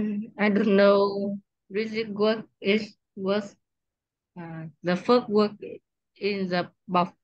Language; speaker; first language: English; non-native, learner; Vietnamese